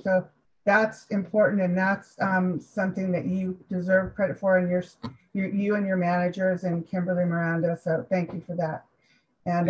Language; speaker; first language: English; native; English